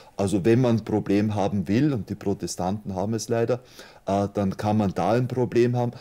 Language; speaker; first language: German; native; German